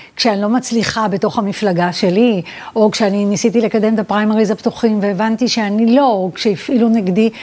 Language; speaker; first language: Hebrew; early bilingual, other home language; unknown